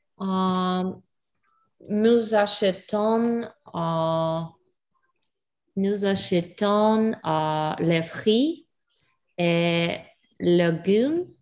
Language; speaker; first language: French; non-native, learner; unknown